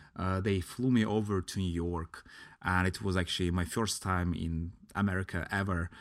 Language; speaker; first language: English; non-native, fluent; Latvian